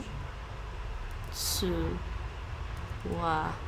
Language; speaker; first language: Japanese; non-native, learner; English